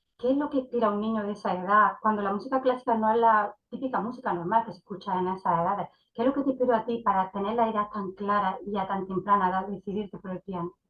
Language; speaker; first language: Spanish; native; Spanish